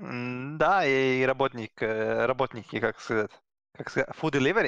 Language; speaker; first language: Russian; non-native, learner; Serbian